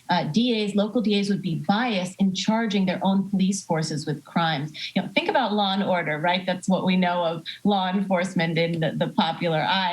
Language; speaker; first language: English; native; English